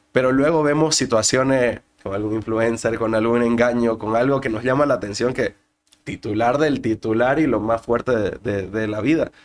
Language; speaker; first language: Spanish; native; Spanish